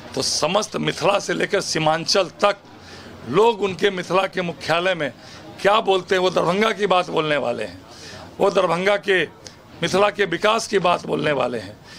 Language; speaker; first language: Hindi; native; Hindi